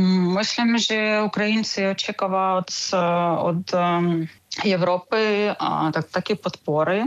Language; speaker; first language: Czech; non-native, fluent; Ukrainian